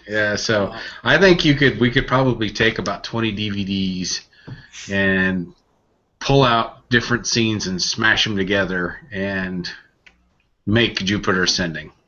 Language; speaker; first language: English; native; English